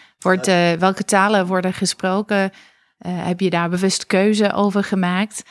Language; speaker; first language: Dutch; non-native, fluent; English